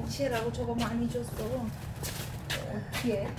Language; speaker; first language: Korean; non-native, fluent; Vietnamese